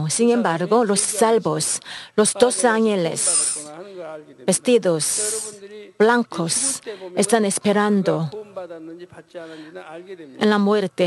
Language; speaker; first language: Spanish; non-native, learner; Korean